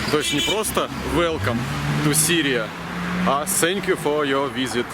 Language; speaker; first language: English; non-native, learner; Russian